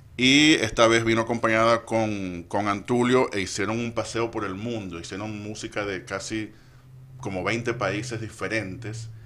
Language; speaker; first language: Spanish; native; Spanish